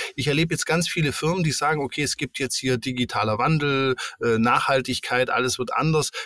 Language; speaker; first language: German; native; German